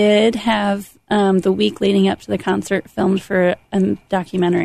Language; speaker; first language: English; native; English